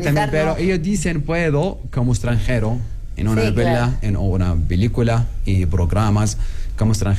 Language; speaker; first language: Spanish; non-native, learner; Arabic